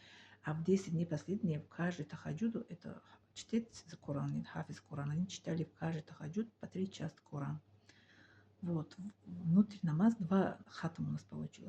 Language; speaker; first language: Russian; non-native, learner; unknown